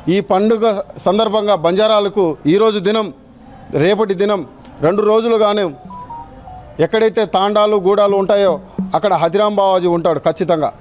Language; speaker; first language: Telugu; non-native, local second language; Lambadi